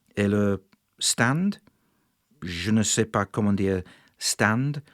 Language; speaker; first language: French; non-native, learner; English